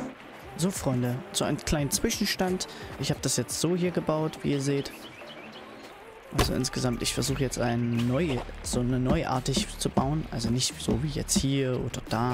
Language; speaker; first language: German; native; German